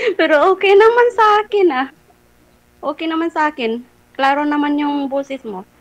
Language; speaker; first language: Filipino; non-native, local second language; Waray